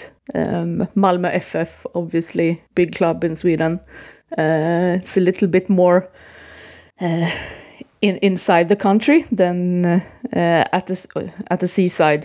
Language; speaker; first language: English; non-native, fluent; Swedish